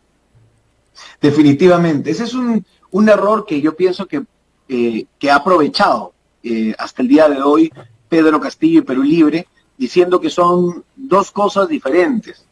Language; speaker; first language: Spanish; native; Spanish